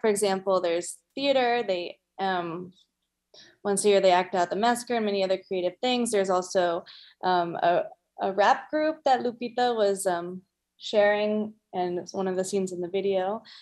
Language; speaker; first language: English; early bilingual, other home language; Spanish